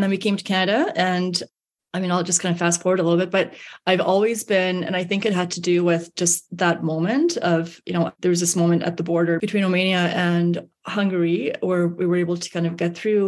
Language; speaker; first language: English; early bilingual, other home language; Hungarian